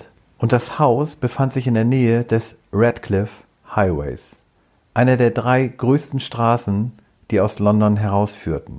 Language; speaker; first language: German; native; German